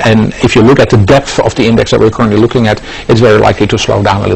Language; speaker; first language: English; non-native, fluent; Dutch